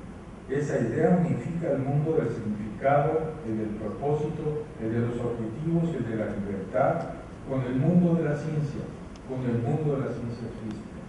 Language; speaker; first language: Spanish; native; Spanish